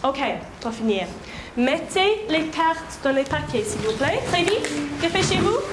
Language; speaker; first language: French; non-native, fluent; English